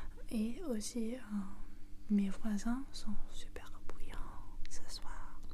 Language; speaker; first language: French; non-native, learner; English